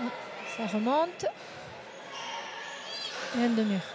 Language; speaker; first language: French; native; French